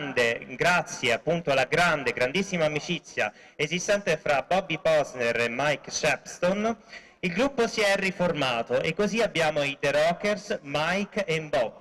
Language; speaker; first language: Italian; native; Italian